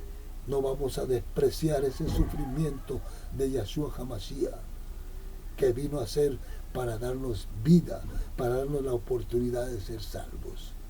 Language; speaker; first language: Spanish; native; Spanish